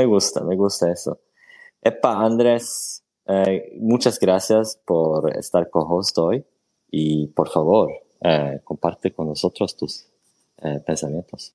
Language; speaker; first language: Spanish; non-native, fluent; Swedish